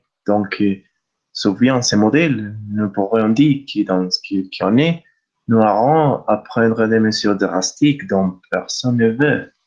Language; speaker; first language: French; non-native, learner; Spanish